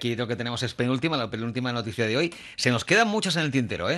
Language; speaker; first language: Spanish; native; Spanish